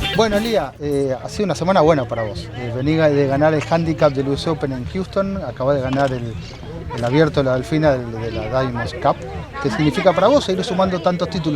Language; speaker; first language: Spanish; native; Spanish